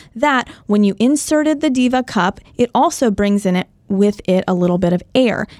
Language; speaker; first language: English; early bilingual, other home language; Hindi